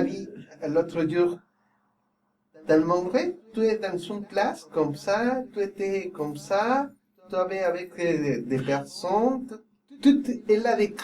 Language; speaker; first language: French; non-native, fluent; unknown